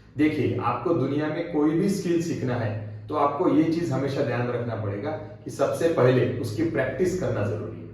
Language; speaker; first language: Hindi; non-native, local second language; Marathi